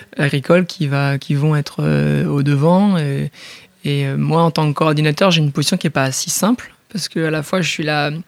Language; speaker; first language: French; native; French